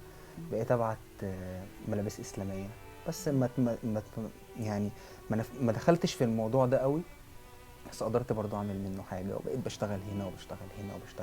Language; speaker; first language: Arabic; native; Arabic